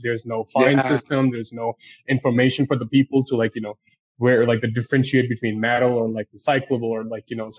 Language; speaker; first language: English; non-native, local second language; Urdu